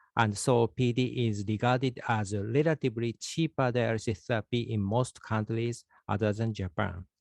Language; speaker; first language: English; non-native, fluent; Japanese